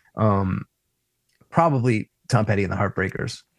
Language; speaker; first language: English; native; English